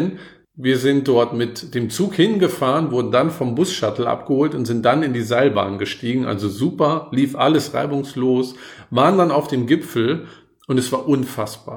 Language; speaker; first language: German; native; German